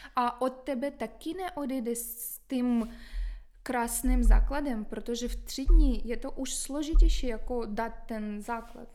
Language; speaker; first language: Czech; non-native, fluent; Russian